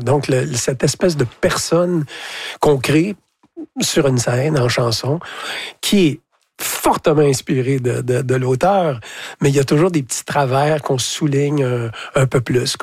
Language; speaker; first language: French; native; French